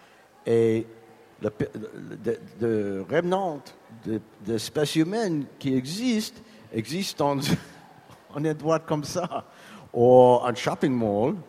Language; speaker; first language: French; non-native, learner; English